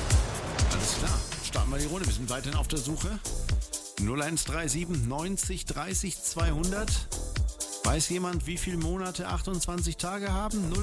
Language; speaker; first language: German; native; German